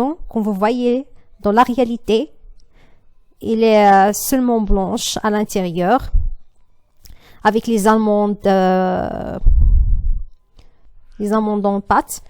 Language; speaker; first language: French; non-native, learner; Arabic